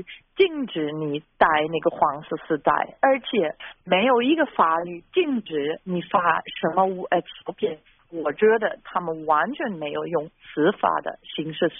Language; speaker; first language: Chinese; non-native, fluent; German